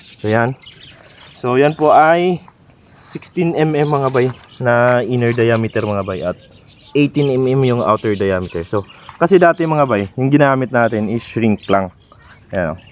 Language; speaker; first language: Filipino; non-native, local second language; Cebuano